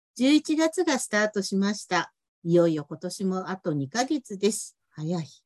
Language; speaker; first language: Japanese; native; Japanese